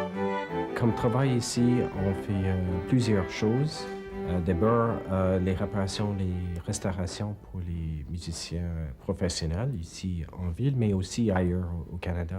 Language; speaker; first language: French; non-native, fluent; English